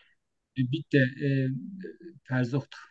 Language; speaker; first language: German; non-native, learner; Turkish